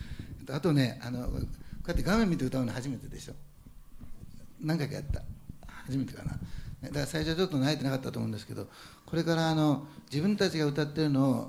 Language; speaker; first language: Japanese; native; Japanese